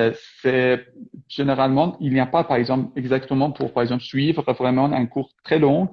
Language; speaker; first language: French; non-native, fluent; Persian